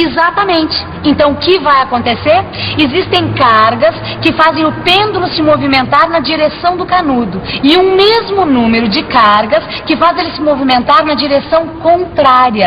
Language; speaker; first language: Portuguese; native; Portuguese